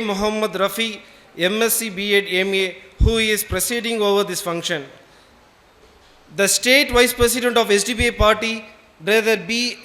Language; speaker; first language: English; non-native, local second language; Tamil